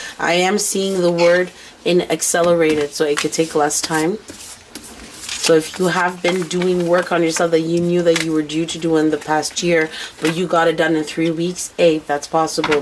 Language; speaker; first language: English; native; English